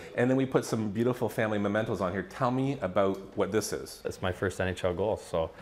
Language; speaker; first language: English; native; English